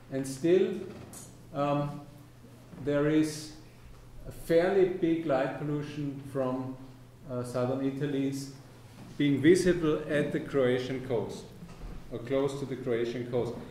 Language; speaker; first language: English; non-native, fluent; German